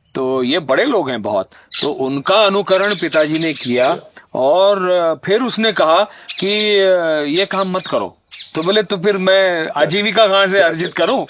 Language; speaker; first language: Hindi; non-native, local second language; Marathi